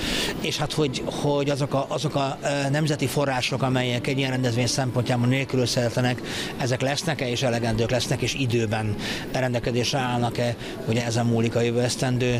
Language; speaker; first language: Hungarian; native; Hungarian